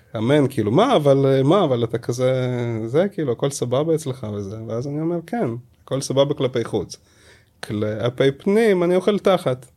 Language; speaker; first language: Hebrew; early bilingual, other home language; Russian